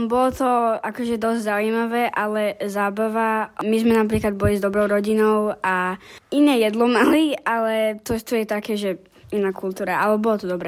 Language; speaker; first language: Slovak; early bilingual, heritage; Slovak